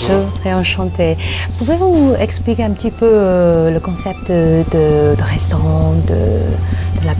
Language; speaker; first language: French; non-native, learner; Chinese